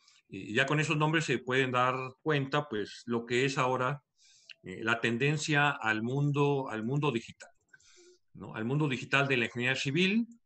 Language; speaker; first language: Spanish; native; Spanish